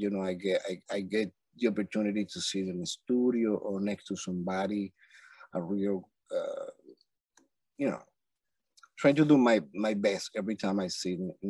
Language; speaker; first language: English; non-native, fluent; Spanish